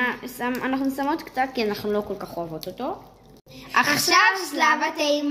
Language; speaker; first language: Hebrew; native; Hebrew